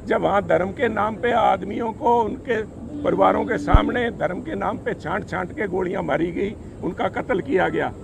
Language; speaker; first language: Hindi; non-native, local second language; Punjabi